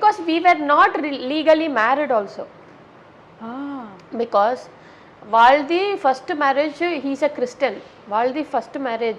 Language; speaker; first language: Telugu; non-native, local second language; Tamil